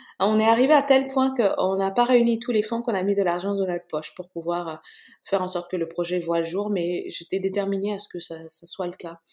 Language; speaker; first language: French; non-native, local second language; Bambara